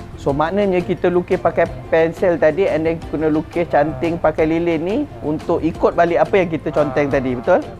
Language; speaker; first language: Malay; native; Malay